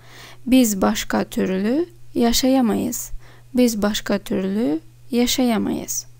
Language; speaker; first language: Turkish; non-native, fluent; Russian